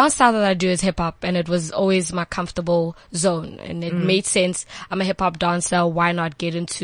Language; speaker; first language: English; non-native, local second language; Northern Sotho